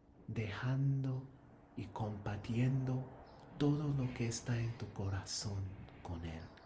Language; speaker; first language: Spanish; non-native, fluent; English